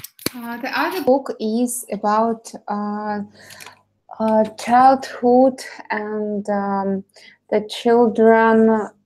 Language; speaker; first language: English; non-native, learner; Russian